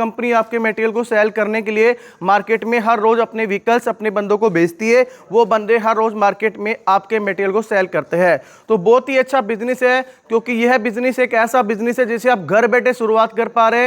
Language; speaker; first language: Hindi; native; Hindi